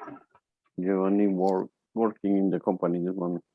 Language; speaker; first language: English; non-native, learner; Spanish